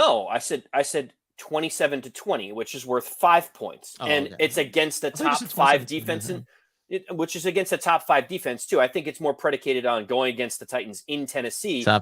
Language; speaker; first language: English; native; English